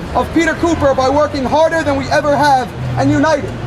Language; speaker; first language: English; native; English